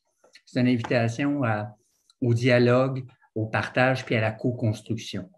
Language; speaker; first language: French; native; French